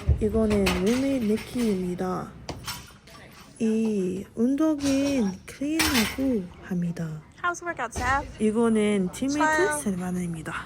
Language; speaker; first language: Korean; non-native, learner; English